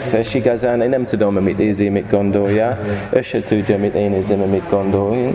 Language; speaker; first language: Hungarian; non-native, learner; English